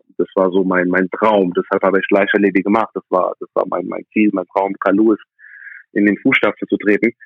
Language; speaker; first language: German; early bilingual, other home language; English